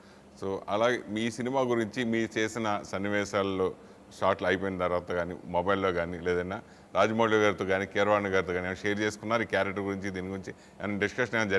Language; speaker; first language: Telugu; native; Telugu